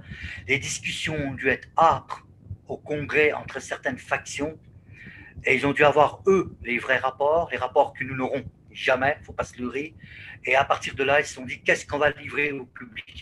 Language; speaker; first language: French; native; French